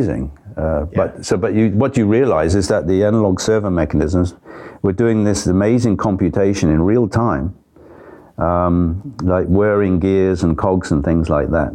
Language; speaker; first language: English; native; English